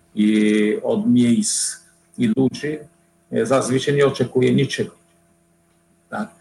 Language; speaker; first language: Polish; non-native, fluent; Portuguese